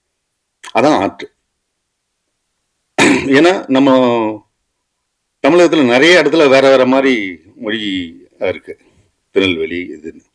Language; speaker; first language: Tamil; native; Tamil